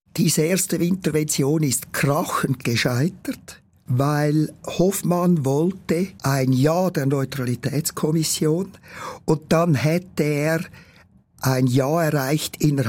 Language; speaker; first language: German; native; German